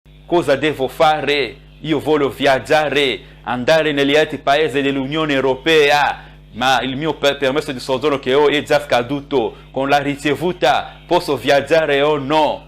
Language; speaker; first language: Italian; non-native, fluent; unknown